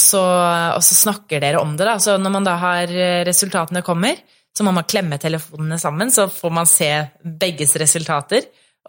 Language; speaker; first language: Norwegian; native; Norwegian